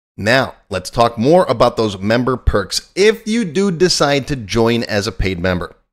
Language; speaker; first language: English; native; English